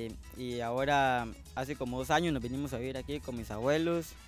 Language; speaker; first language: Spanish; early bilingual, heritage; Spanish